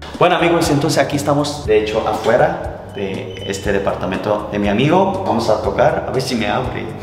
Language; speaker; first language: Spanish; non-native, fluent; Korean